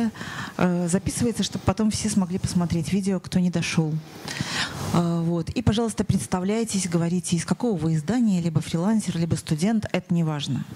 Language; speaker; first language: Russian; native; Russian